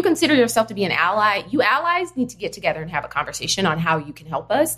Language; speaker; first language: English; native; English